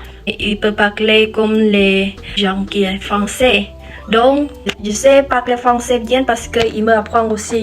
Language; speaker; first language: French; non-native, learner; Khmer